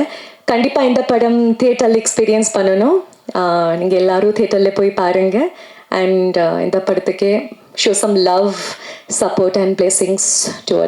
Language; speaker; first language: Tamil; non-native, fluent; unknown